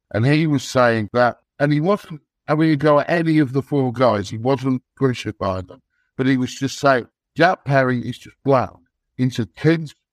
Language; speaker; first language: English; native; English